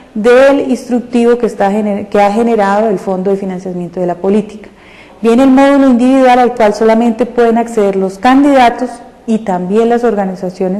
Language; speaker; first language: Spanish; native; Spanish